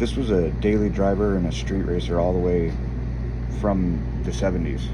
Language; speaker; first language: English; native; English